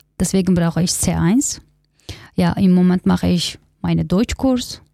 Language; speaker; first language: German; non-native, learner; Kurdish